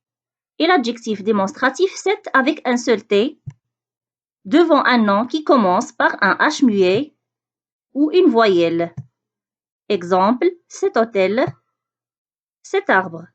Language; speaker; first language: French; non-native, local second language; Arabic